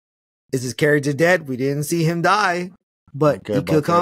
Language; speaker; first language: English; native; English